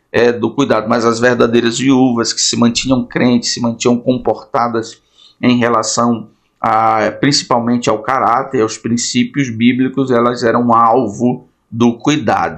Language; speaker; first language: Portuguese; native; Portuguese